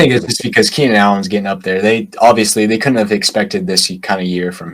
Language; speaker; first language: English; native; English